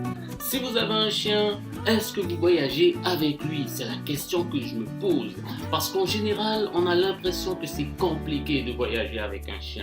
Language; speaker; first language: French; non-native, fluent; Japanese